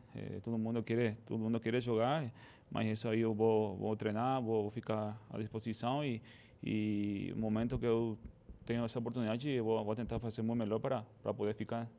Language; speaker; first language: Portuguese; non-native, fluent; Spanish